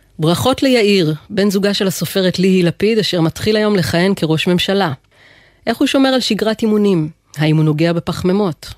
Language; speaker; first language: Hebrew; native; Hebrew